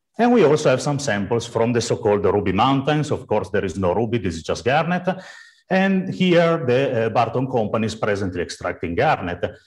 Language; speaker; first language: English; non-native, fluent; Italian